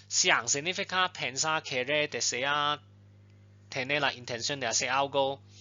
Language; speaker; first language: Spanish; non-native, fluent; Chinese